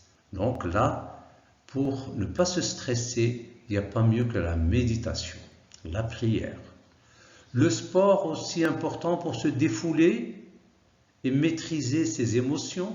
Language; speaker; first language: French; non-native, local second language; Arabic